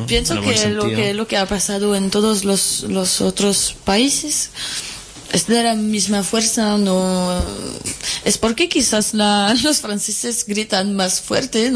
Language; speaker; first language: Spanish; non-native, fluent; French